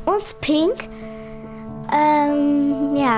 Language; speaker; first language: German; early bilingual, other home language; Arabic